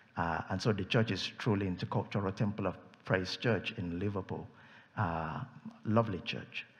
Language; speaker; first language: English; non-native, local second language; Yoruba